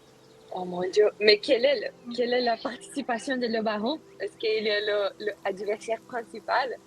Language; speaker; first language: French; non-native, learner; Spanish